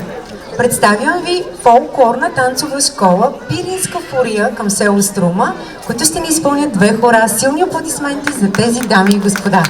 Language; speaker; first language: Bulgarian; native; Bulgarian